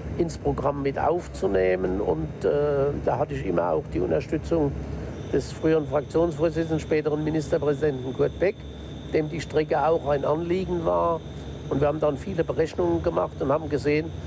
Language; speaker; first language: German; native; German